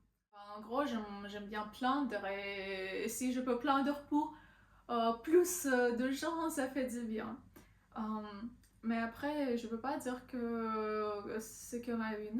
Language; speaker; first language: French; non-native, learner; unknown